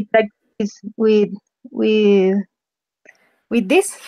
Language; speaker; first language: English; non-native, learner; Spanish